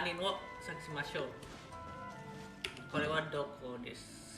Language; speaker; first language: Japanese; non-native, learner; Indonesian